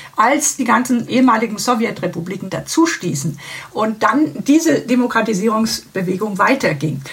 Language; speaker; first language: German; native; German